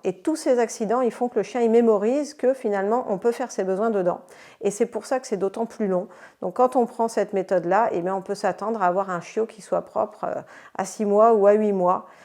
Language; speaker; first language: French; native; French